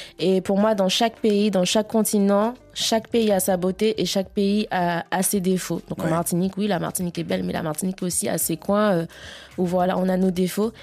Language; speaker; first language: French; native; French